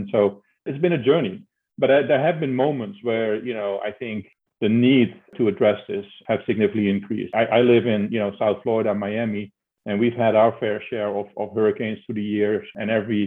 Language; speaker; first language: English; non-native, fluent; Dutch